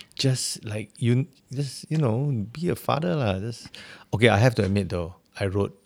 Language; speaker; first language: English; native; English